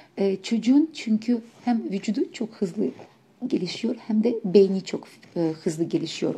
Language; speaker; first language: Turkish; non-native, fluent; Ukrainian